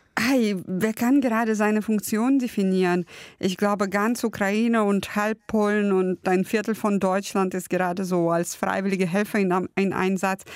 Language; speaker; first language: German; early bilingual, other home language; Russian